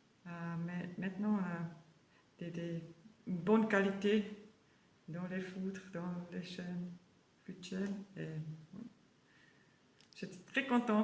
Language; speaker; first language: French; non-native, learner; German